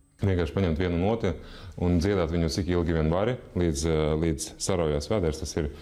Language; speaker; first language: Latvian; non-native, fluent; Lithuanian